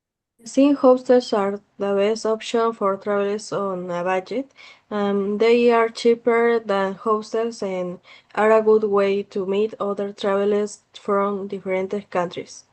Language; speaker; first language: English; non-native, learner; Spanish